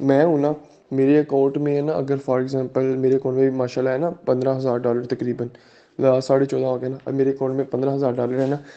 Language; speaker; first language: Urdu; native; Urdu